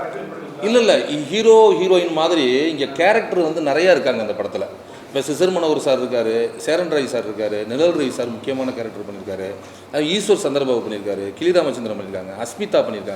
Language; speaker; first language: Tamil; native; Tamil